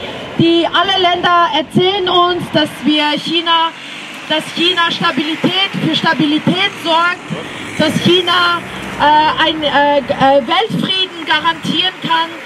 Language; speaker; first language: German; early bilingual, other home language; Tibetan